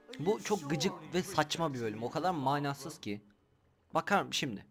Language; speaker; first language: Turkish; native; Turkish